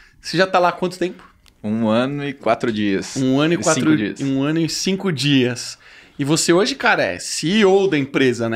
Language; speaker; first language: Portuguese; native; Portuguese